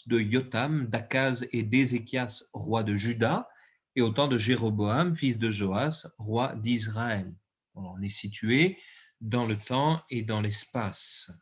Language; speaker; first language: French; native; French